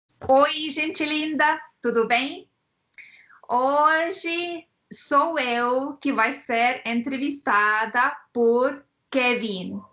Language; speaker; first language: Portuguese; non-native, fluent; Estonian